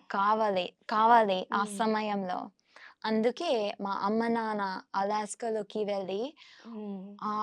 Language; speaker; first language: Telugu; non-native, fluent; English